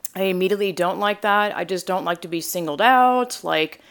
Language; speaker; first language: English; native; English